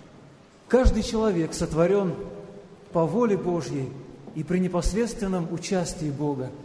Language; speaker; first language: Russian; native; Russian